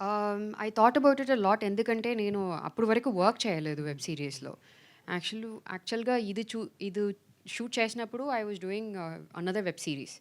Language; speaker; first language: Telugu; non-native, fluent; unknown